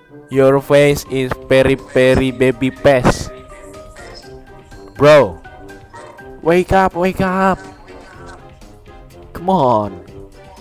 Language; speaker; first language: English; non-native, learner; Indonesian